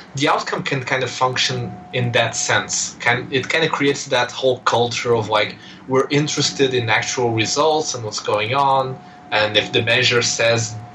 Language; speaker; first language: English; non-native, fluent; Portuguese